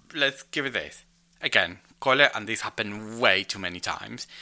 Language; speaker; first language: English; non-native, fluent; Spanish